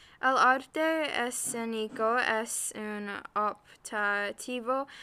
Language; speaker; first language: Spanish; non-native, learner; English